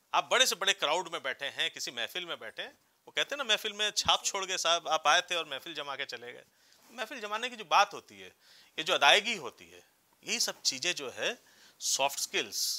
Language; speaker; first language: Hindi; native; Hindi